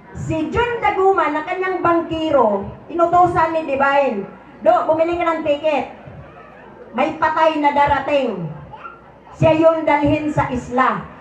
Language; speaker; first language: Filipino; non-native, local second language; Cebuano